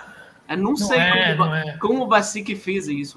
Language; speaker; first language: Portuguese; non-native, fluent; Arabic